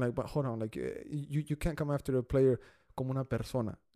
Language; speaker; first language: English; early bilingual, other home language; Spanish